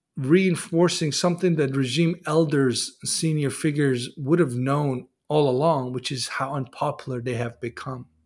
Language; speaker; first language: English; non-native, fluent; Persian